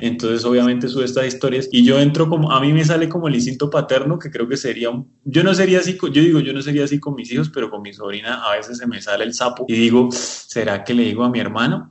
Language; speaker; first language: Spanish; native; Spanish